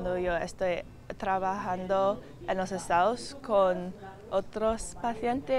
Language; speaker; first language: Spanish; non-native, learner; English